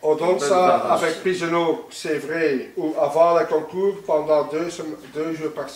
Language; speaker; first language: French; non-native, local second language; Dutch